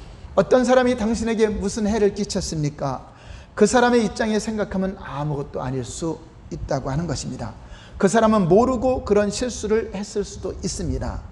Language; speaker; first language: Korean; native; Korean